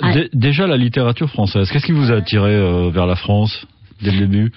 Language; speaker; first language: French; native; French